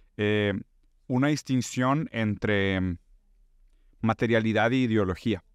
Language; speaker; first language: Spanish; non-native, fluent; Portuguese